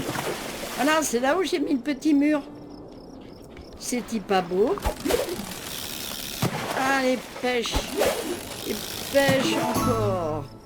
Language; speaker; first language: French; native; French